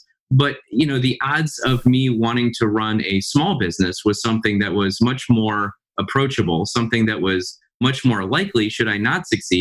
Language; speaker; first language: English; native; English